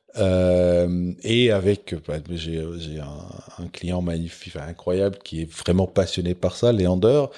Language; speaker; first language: French; non-native, local second language; Dutch